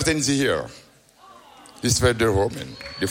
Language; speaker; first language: German; non-native, learner; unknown